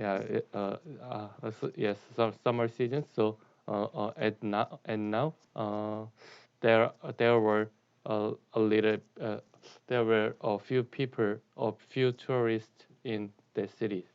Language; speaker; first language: English; non-native, learner; Korean